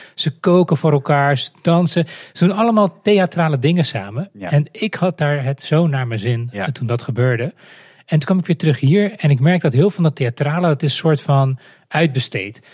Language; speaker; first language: Dutch; non-native, fluent; Romanian